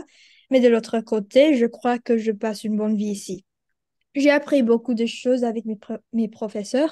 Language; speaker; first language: French; non-native, learner; Indonesian